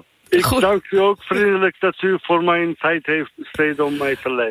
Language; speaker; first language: Dutch; non-native, fluent; Turkish